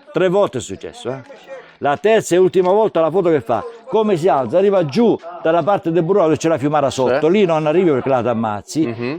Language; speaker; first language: Italian; native; Italian